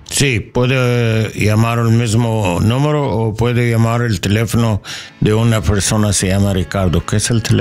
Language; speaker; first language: Spanish; non-native, learner; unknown